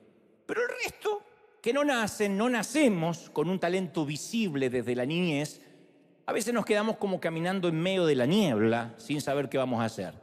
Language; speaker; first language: Spanish; native; Spanish